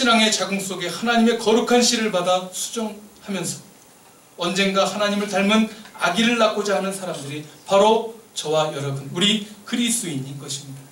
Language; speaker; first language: Korean; native; Korean